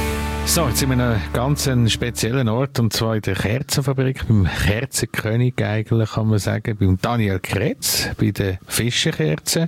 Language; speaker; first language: German; native; German